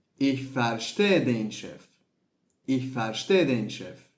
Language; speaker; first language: German; non-native, fluent; Turkish